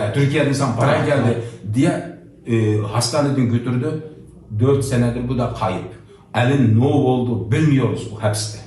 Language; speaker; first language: Turkish; non-native, learner; Uyghur